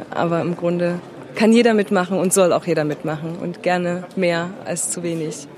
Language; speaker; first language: German; native; German